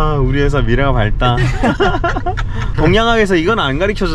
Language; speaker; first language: Korean; native; Korean